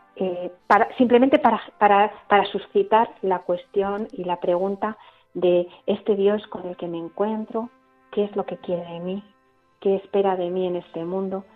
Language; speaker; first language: Spanish; native; Spanish